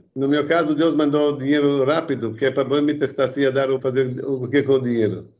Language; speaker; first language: Portuguese; early bilingual, other home language; Arabic